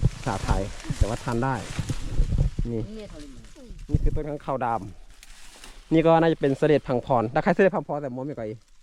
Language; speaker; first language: Thai; non-native, local second language; Karen languages